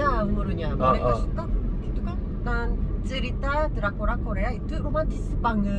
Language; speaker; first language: Indonesian; non-native, learner; Korean